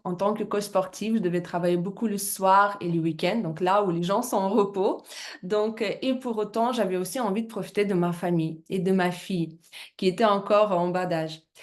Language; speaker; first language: French; non-native, fluent; Russian